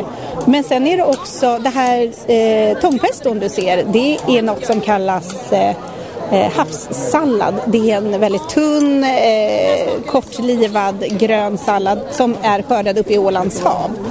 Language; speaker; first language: Swedish; native; Swedish